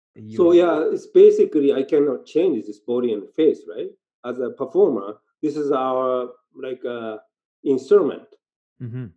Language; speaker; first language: English; non-native, learner; Japanese